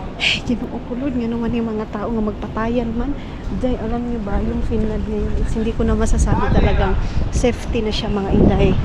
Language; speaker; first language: Filipino; non-native, local second language; Cebuano